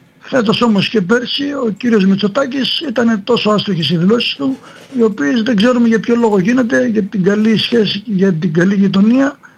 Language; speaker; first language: Greek; native; Greek